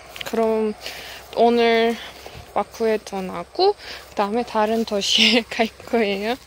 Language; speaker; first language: Korean; non-native, learner; Azerbaijani